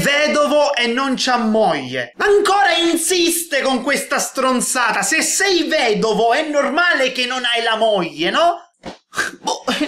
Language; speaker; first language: Italian; native; Italian